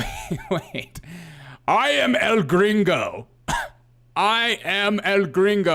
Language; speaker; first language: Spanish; non-native, learner; English